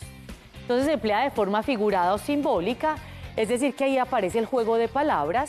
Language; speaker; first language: Spanish; native; Spanish